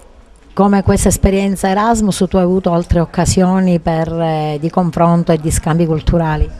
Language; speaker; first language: Italian; native; Italian